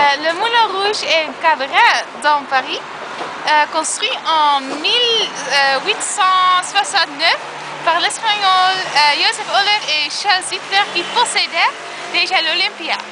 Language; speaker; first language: French; non-native, learner; Dutch